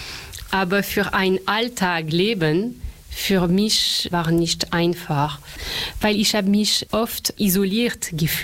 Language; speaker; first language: German; non-native, fluent; French